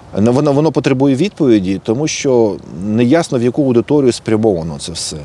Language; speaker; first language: Ukrainian; native; Ukrainian